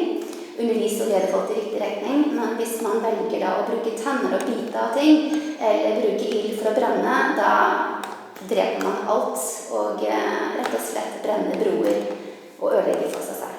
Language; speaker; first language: Norwegian; early bilingual, other home language; Vietnamese